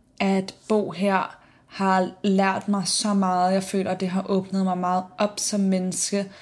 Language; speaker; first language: Danish; native; Danish